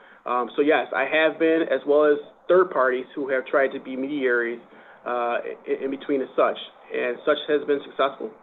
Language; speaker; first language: English; native; English